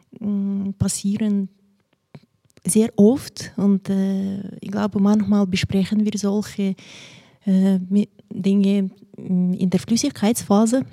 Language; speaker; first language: German; non-native, fluent; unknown